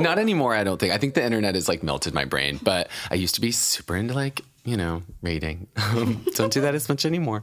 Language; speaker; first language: English; native; English